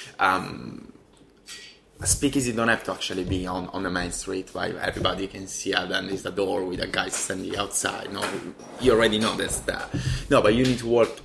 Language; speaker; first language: English; non-native, fluent; Italian